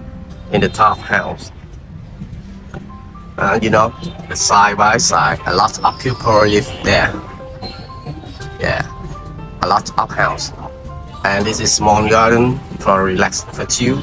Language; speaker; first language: English; non-native, learner; Vietnamese